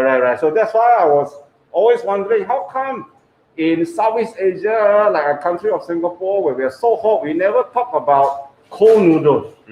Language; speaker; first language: English; non-native, fluent; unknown